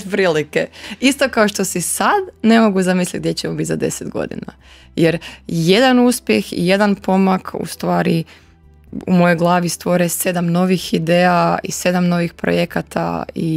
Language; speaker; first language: Croatian; native; Croatian